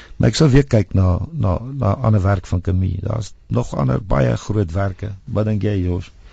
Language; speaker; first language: Afrikaans; non-native, local second language; English